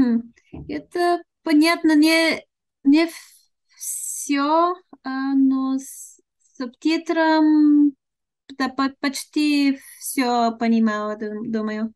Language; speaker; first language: Russian; non-native, learner; Bulgarian